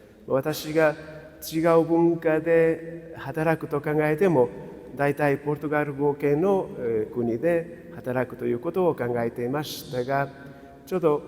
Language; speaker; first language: Japanese; non-native, fluent; Portuguese